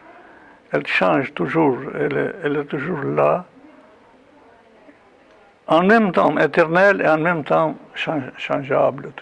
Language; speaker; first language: French; non-native, fluent; Albanian